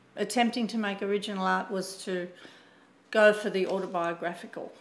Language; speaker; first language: English; native; English